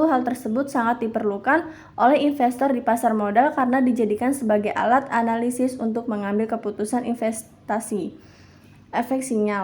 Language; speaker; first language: Indonesian; native; Indonesian